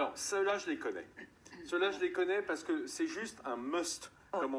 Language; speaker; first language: French; native; French